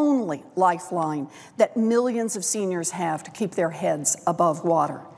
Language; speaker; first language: English; native; English